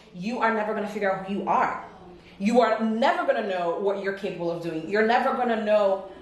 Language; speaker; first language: English; early bilingual, other home language; Portuguese